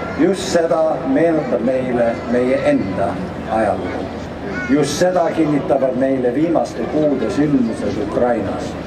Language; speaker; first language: Estonian; early bilingual, heritage; Estonian